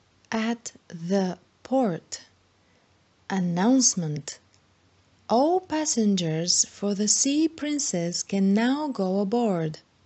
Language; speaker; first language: English; non-native, fluent; Bulgarian